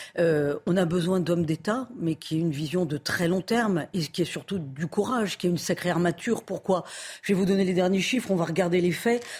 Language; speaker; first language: French; native; French